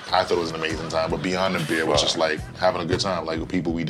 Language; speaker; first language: English; native; English